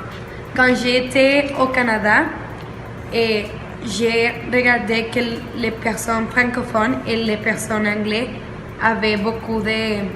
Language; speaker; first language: French; non-native, learner; Spanish